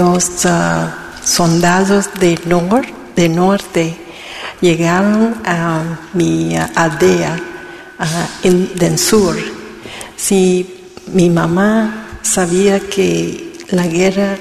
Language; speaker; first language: Spanish; non-native, learner; Vietnamese